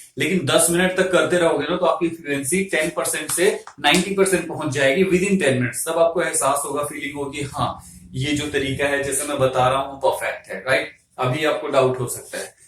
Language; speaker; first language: Hindi; native; Hindi